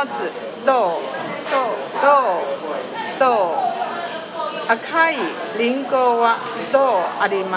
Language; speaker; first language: Japanese; non-native, learner; Chinese